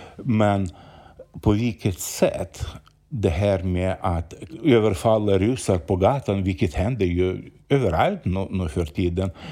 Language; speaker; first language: Swedish; non-native, fluent; Russian